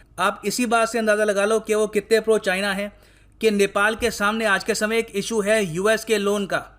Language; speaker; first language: Hindi; native; Hindi